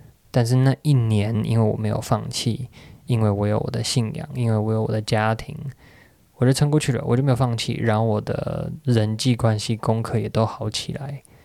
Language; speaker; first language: Chinese; early bilingual, other home language; English